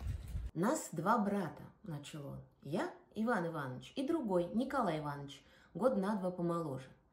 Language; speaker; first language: Russian; native; Russian